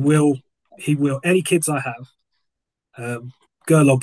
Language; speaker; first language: English; native; English